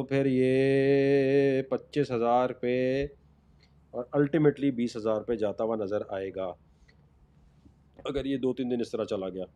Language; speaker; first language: Urdu; native; Urdu